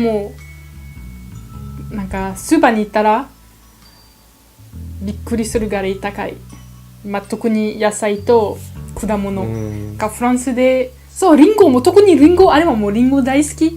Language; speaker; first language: Japanese; non-native, learner; French